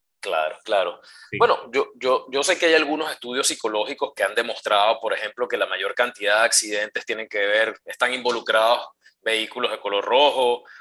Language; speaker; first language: Spanish; native; Spanish